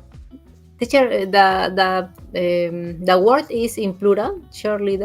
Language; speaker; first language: English; non-native, learner; Spanish